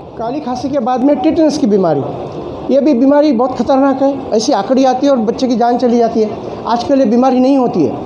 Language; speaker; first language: Hindi; non-native, local second language; Marathi